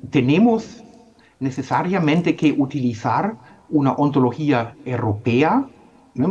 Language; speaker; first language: Spanish; non-native, fluent; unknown